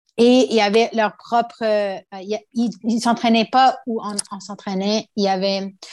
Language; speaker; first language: French; non-native, local second language; English